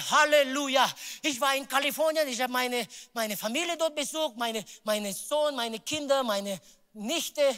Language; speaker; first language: German; non-native, learner; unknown